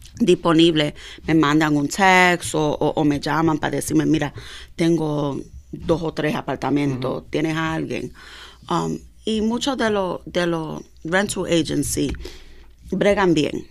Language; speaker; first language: Spanish; early bilingual, heritage; Spanish